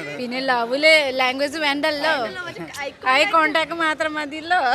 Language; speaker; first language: Malayalam; non-native, learner; Nepali